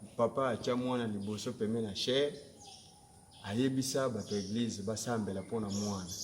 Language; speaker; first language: Lingala; non-native, local second language; Kongo